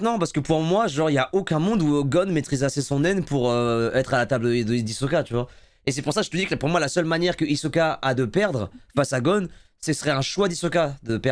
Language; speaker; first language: French; native; French